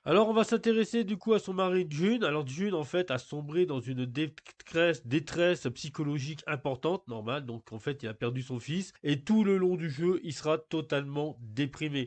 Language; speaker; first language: French; native; French